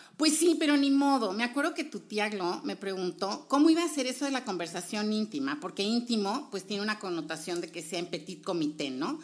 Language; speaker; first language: Spanish; native; Spanish